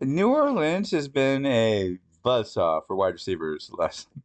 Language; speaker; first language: English; native; English